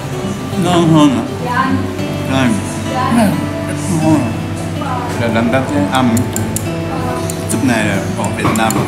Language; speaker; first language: Vietnamese; non-native, learner; Japanese